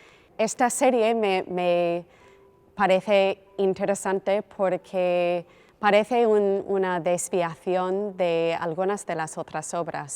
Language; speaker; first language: Spanish; non-native, fluent; English